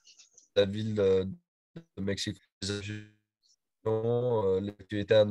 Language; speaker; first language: French; non-native, learner; Spanish